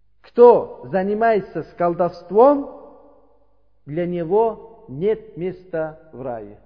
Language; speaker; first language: Russian; non-native, learner; Uzbek